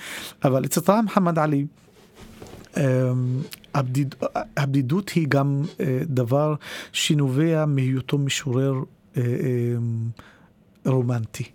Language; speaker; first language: Hebrew; non-native, local second language; Arabic